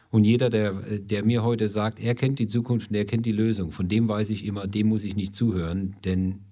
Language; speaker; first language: German; native; German